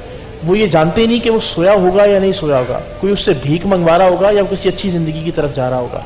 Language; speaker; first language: Urdu; native; Urdu